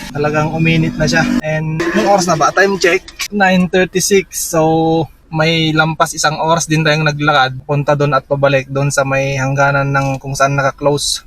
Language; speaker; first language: Filipino; non-native, local second language; Iloko